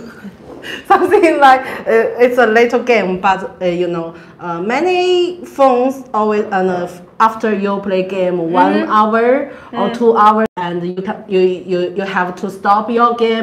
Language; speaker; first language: English; non-native, learner; Chinese